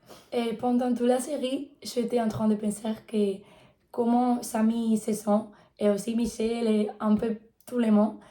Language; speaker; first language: French; non-native, learner; Spanish